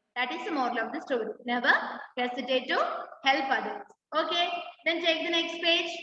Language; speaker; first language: English; non-native, local second language; Malayalam